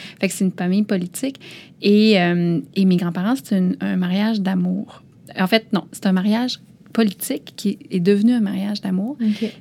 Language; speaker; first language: French; early bilingual, other home language; Lao